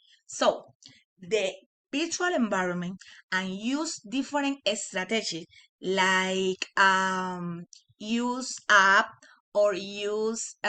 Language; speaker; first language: English; non-native, learner; Spanish